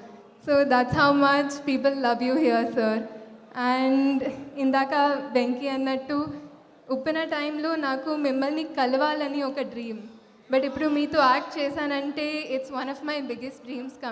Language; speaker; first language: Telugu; non-native, fluent; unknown